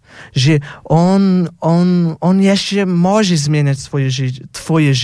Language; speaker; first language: Polish; non-native, fluent; Portuguese